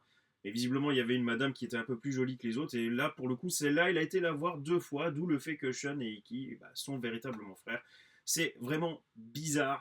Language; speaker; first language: French; native; French